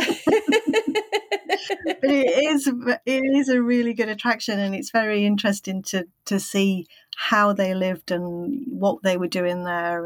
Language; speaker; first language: English; native; English